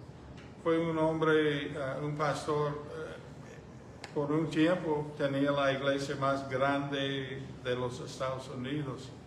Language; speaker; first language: Spanish; non-native, fluent; English